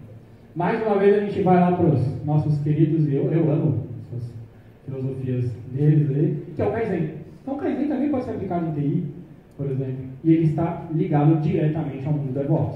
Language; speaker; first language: Portuguese; native; Portuguese